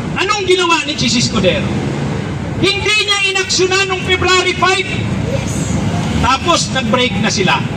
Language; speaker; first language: Filipino; non-native, local second language; Bikol